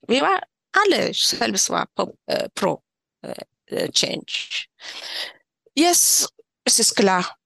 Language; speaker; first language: German; non-native, learner; Tigrinya